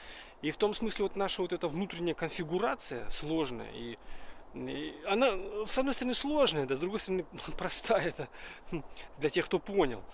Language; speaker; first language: Russian; native; Russian